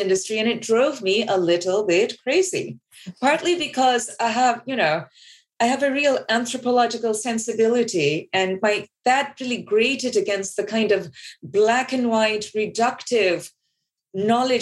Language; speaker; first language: English; non-native, local second language; Bangla